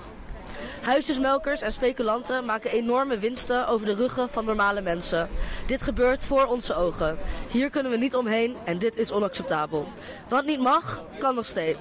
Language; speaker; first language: Dutch; native; Dutch